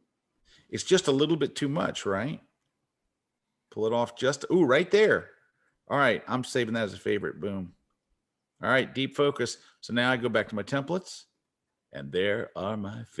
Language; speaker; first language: English; native; English